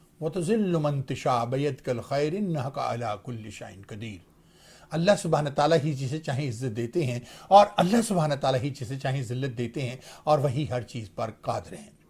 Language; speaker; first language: Urdu; native; Urdu